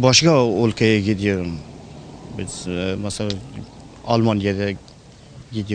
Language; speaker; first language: Turkish; non-native, learner; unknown